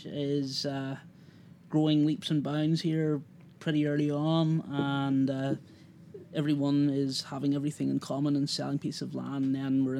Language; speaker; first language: English; native; English